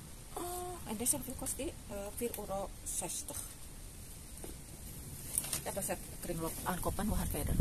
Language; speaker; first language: Dutch; non-native, learner; Indonesian